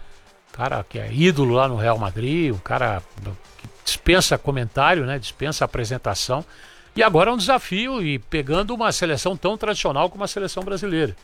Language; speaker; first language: Portuguese; native; Portuguese